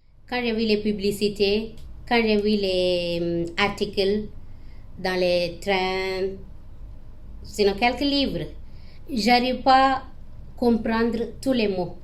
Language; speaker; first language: French; non-native, learner; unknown